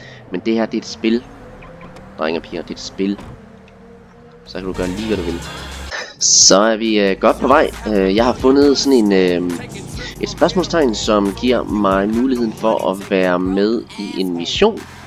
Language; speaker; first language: Danish; native; Danish